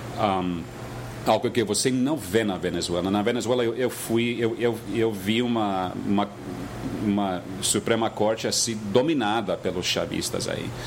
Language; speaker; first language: Portuguese; non-native, fluent; English